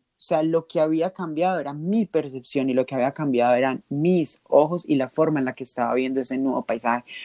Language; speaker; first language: Spanish; native; Spanish